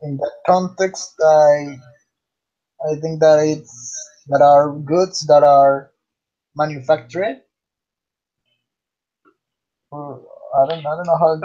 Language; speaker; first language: English; non-native, learner; Spanish